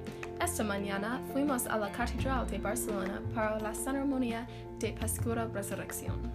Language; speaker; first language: Spanish; non-native, learner; English